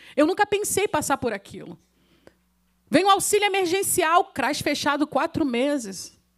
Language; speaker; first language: Portuguese; native; Portuguese